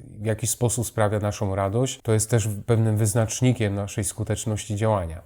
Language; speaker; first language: Polish; native; Polish